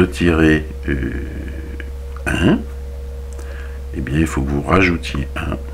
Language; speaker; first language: French; native; French